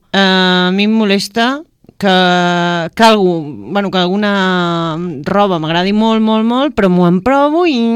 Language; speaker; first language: Catalan; native; Catalan